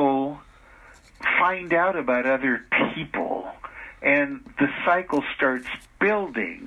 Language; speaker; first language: English; native; English